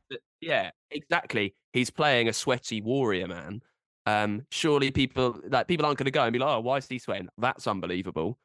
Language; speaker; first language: English; native; English